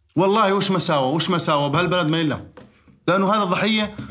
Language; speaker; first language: Arabic; native; Arabic